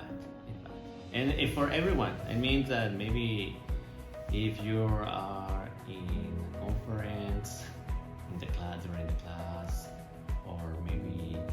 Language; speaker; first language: English; non-native, learner; Spanish